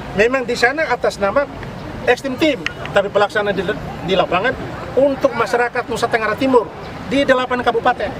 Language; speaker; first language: Indonesian; non-native, local second language; Tetum